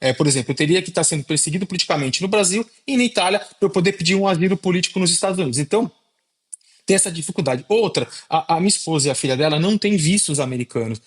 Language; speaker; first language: Portuguese; native; Portuguese